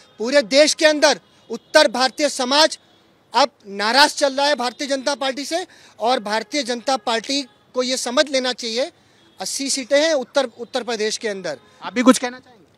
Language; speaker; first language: Hindi; non-native, local second language; Punjabi